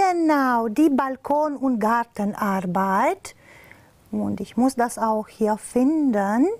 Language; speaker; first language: German; non-native, fluent; Romanian